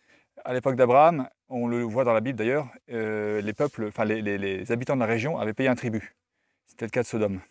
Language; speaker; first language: French; native; French